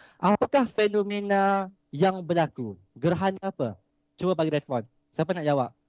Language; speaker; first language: Malay; native; Malay